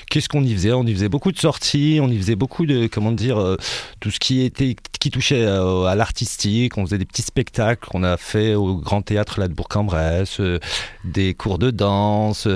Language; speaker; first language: French; early bilingual, other home language; Arabic